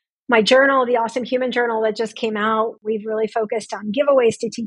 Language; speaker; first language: English; non-native, fluent; Russian